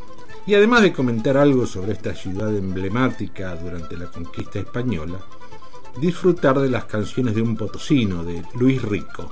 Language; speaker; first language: Spanish; native; Spanish